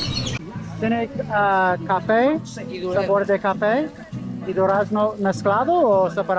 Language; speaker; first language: Spanish; non-native, learner; English